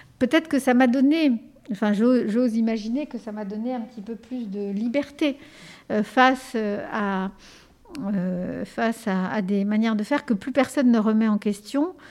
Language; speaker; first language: French; early bilingual, other home language; Spanish